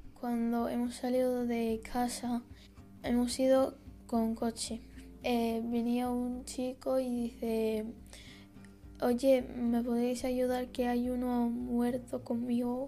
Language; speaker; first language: Spanish; early bilingual, other home language; Arabic